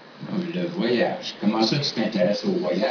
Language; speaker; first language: French; native; French